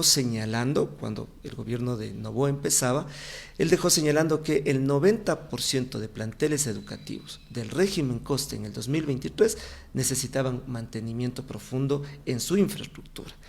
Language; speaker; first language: Spanish; native; Spanish